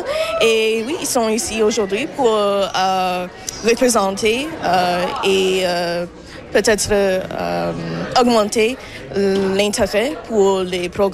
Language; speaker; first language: French; non-native, local second language; English